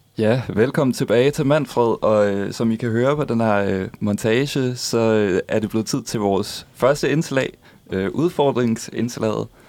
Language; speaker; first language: Danish; native; Danish